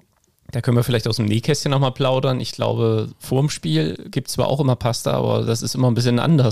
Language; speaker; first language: German; native; German